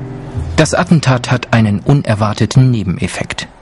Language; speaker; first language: German; native; German